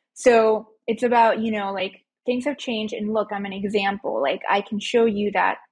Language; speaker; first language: English; early bilingual, other home language; Spanish